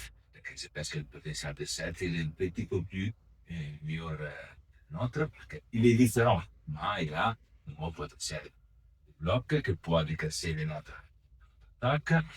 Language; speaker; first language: French; non-native, learner; Italian